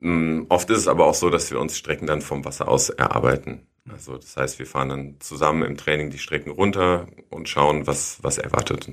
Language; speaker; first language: German; native; German